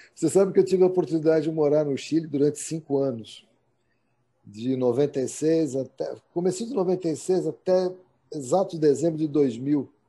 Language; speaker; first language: Portuguese; native; Portuguese